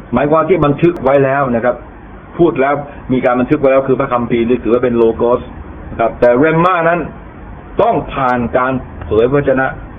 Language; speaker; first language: Thai; native; Thai